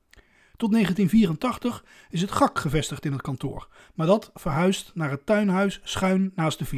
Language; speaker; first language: Dutch; native; Dutch